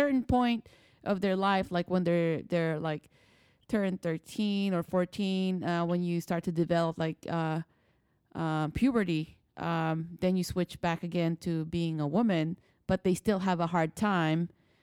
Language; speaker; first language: English; non-native, local second language; Filipino